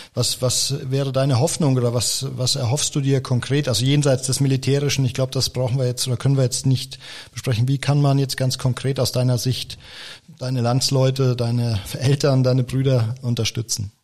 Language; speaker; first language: German; native; German